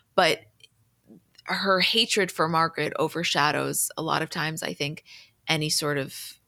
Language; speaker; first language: English; native; English